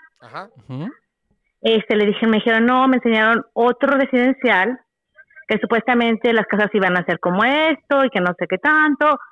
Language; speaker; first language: Spanish; native; Spanish